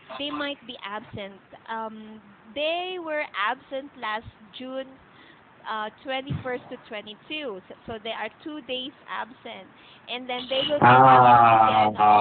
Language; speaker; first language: English; non-native, local second language; Filipino